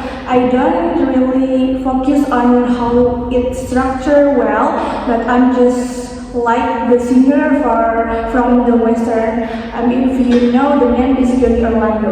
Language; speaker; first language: English; non-native, fluent; Indonesian